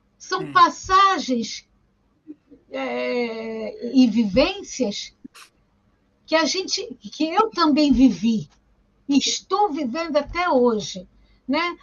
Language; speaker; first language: Portuguese; early bilingual, other home language; Italian